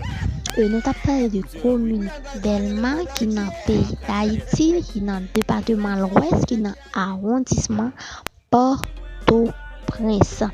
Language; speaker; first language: French; non-native, learner; Haitian Creole